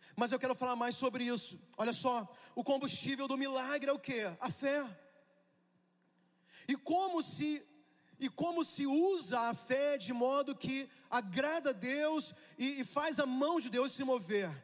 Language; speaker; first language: Portuguese; native; Portuguese